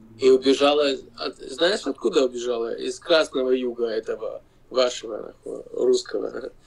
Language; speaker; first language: Russian; non-native, local second language; Lithuanian